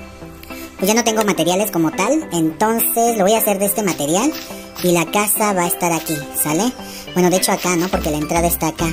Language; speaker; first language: Spanish; native; Spanish